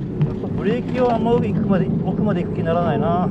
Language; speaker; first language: Japanese; native; Japanese